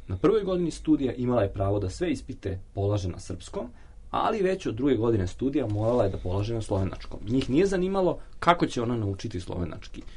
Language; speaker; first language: Serbian; native; Serbian